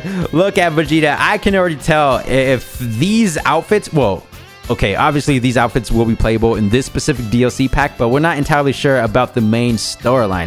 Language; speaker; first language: English; native; English